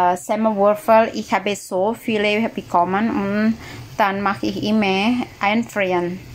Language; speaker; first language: German; non-native, learner; Indonesian